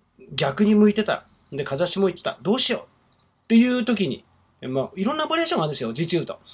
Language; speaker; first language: Japanese; native; Japanese